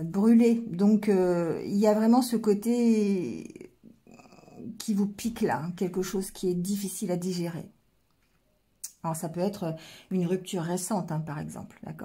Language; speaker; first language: French; native; French